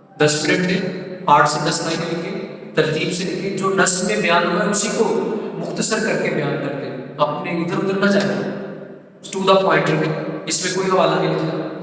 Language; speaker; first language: Urdu; non-native, local second language; Punjabi